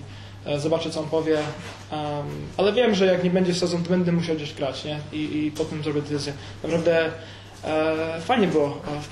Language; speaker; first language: Polish; early bilingual, heritage; Polish